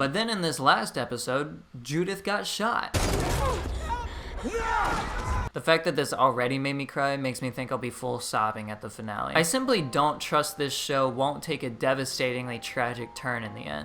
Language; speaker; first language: English; native; English